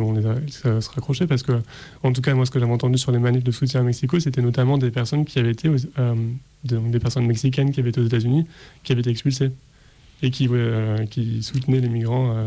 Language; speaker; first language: French; native; French